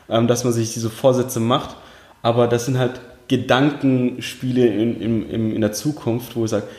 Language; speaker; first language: German; early bilingual, other home language; Russian